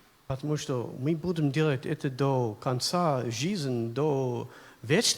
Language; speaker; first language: Russian; non-native, learner; English